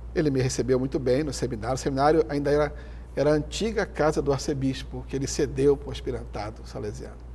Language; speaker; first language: Portuguese; native; Portuguese